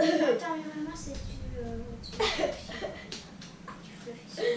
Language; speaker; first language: French; native; French